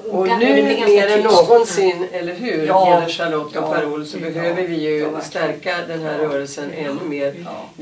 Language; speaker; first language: Swedish; native; Swedish